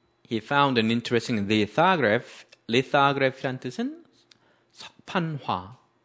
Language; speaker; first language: English; non-native, fluent; Korean